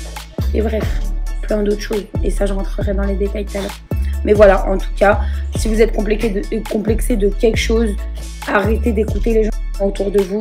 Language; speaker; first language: French; native; French